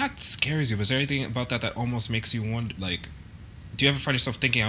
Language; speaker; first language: English; native; English